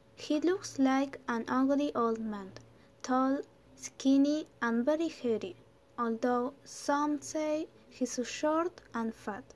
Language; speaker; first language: English; non-native, learner; Spanish